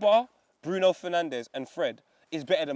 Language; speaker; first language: English; native; English